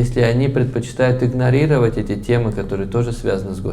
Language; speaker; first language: Russian; native; Russian